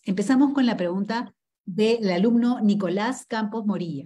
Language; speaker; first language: Spanish; native; Spanish